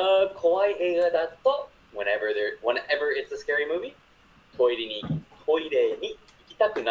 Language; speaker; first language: Japanese; non-native, fluent; English